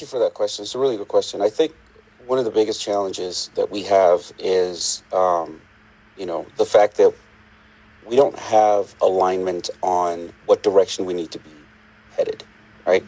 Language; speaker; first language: English; non-native, local second language; Yoruba